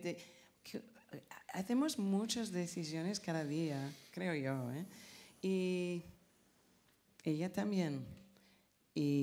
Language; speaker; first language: Spanish; non-native, fluent; English